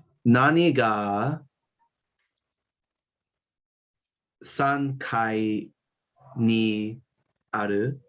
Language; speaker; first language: Japanese; non-native, learner; English